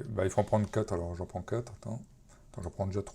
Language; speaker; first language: French; native; French